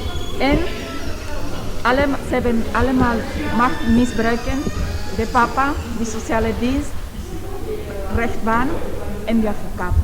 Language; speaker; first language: Dutch; non-native, learner; Spanish